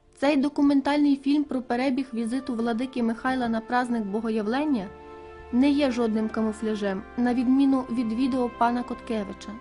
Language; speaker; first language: Ukrainian; native; Ukrainian